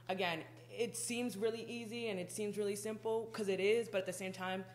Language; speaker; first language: English; native; English